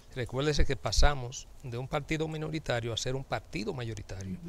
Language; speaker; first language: Spanish; native; Spanish